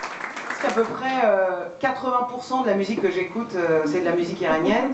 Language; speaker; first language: French; early bilingual, other home language; Persian